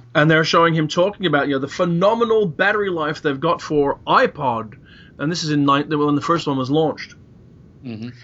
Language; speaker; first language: English; native; English